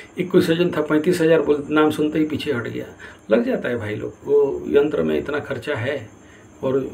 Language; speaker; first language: Hindi; non-native, local second language; Odia